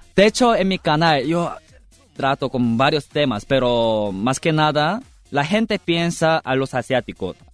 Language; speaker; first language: Spanish; non-native, fluent; Korean